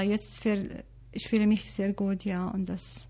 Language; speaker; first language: German; non-native, learner; Arabic